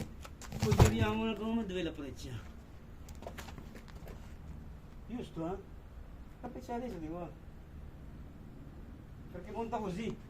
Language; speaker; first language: Italian; non-native, learner; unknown